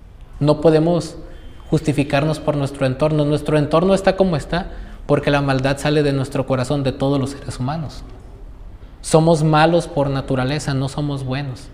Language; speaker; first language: Spanish; native; Spanish